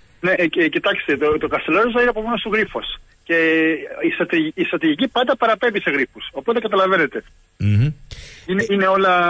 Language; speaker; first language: Greek; early bilingual, heritage; Greek